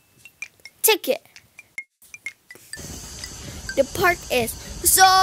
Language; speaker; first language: English; non-native, fluent; Indonesian